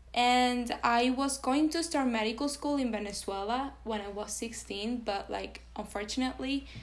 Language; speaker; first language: English; non-native, fluent; Spanish